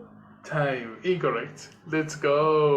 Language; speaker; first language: English; non-native, fluent; Spanish